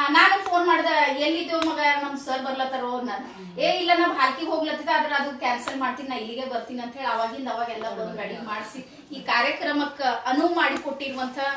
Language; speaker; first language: Kannada; native; Kannada